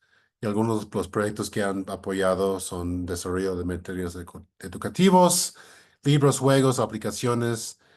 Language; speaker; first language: Spanish; non-native, fluent; English